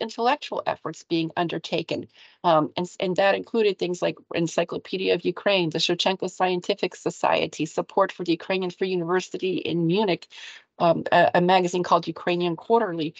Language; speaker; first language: English; early bilingual, other home language; Ukrainian